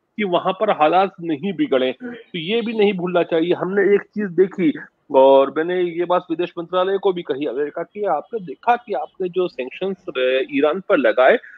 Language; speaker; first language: Hindi; native; Hindi